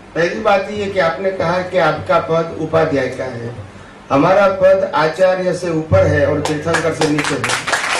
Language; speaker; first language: Hindi; non-native, local second language; Gujarati